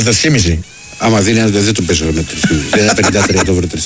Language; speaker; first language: Greek; native; Greek